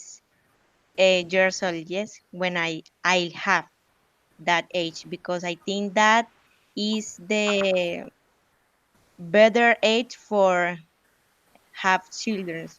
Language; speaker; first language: English; non-native, learner; Spanish